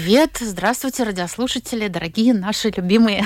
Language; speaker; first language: Russian; native; Russian